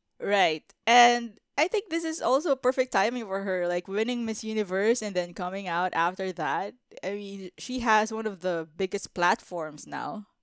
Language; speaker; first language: English; non-native, local second language; Filipino